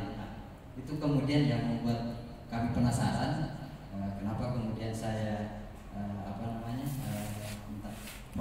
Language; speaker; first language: Indonesian; native; Indonesian